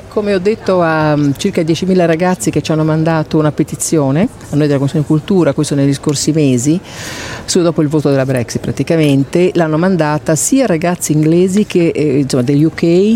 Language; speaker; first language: Italian; native; Italian